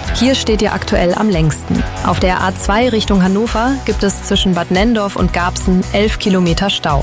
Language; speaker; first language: German; native; German